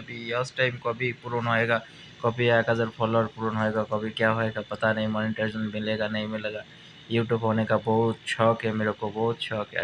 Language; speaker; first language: Hindi; non-native, learner; Bangla